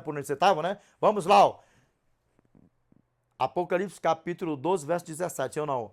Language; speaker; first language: Portuguese; native; Portuguese